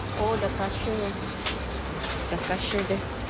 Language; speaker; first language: English; non-native, learner; Filipino